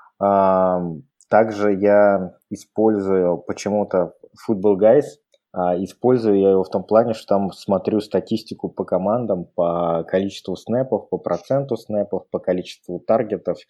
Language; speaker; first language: Russian; native; Russian